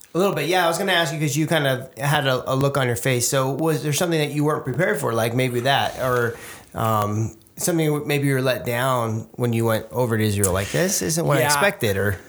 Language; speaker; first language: English; native; English